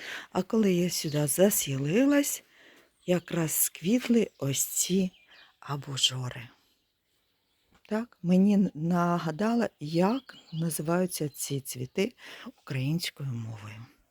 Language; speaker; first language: Ukrainian; non-native, fluent; Russian